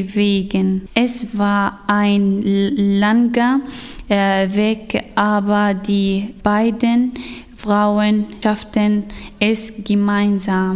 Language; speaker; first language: German; non-native, learner; Arabic